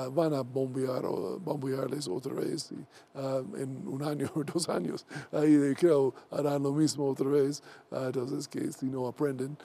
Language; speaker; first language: Spanish; non-native, learner; English